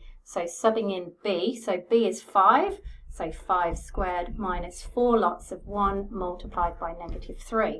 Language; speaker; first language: English; native; English